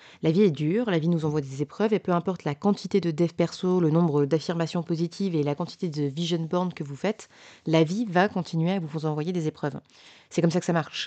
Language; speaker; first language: French; native; French